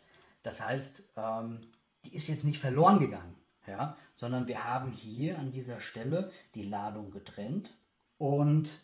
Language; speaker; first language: German; native; German